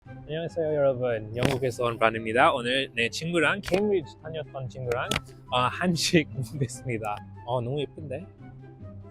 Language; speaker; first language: Korean; non-native, fluent; English